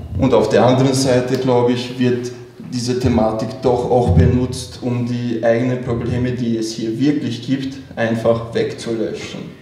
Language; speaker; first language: German; early bilingual, other home language; Chechen